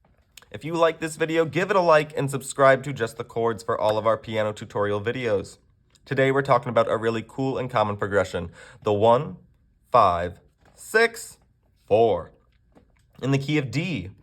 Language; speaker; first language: English; native; English